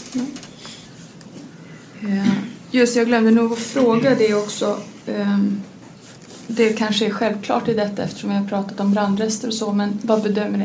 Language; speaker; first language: Swedish; native; Swedish